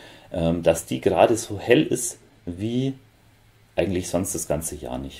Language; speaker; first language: German; native; German